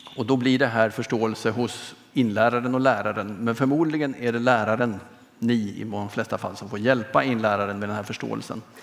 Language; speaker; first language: Swedish; native; Swedish